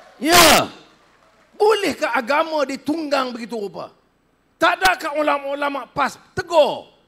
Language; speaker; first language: Malay; native; Malay